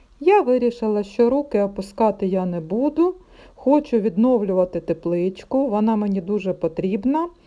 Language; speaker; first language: Ukrainian; non-native, local second language; Russian